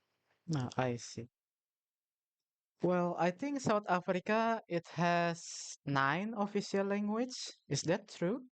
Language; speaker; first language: English; non-native, learner; Indonesian